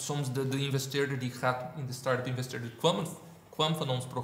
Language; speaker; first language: Dutch; non-native, fluent; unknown